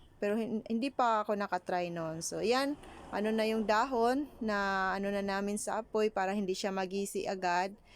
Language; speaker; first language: Filipino; non-native, local second language; Cebuano